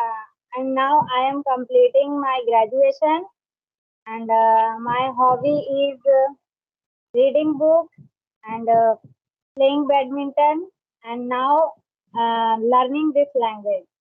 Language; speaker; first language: English; non-native, learner; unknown